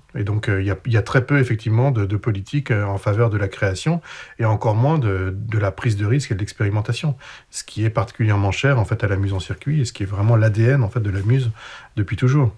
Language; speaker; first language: French; native; French